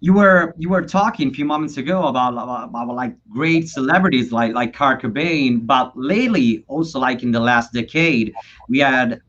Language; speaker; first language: English; non-native, fluent; Italian